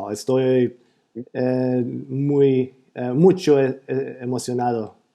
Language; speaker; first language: Spanish; non-native, learner; Swedish